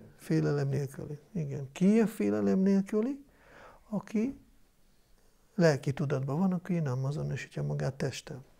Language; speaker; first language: Hungarian; non-native, fluent; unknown